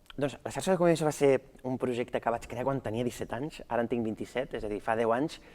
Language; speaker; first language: Catalan; early bilingual, other home language; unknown